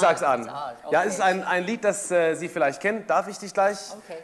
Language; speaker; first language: German; native; German